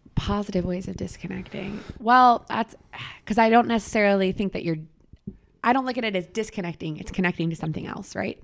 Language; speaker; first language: English; native; English